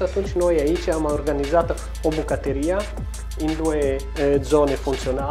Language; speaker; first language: Romanian; non-native, local second language; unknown